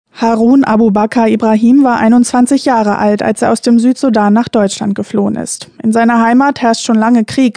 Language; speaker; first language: German; native; German